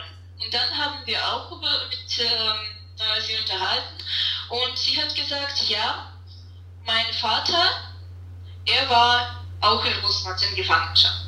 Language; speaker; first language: German; non-native, fluent; Russian